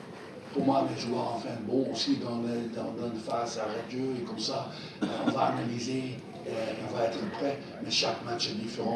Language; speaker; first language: French; non-native, fluent; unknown